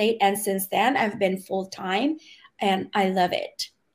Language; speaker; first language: English; non-native, local second language; Filipino